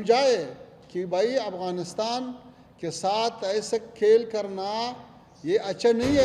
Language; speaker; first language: Hindi; non-native, fluent; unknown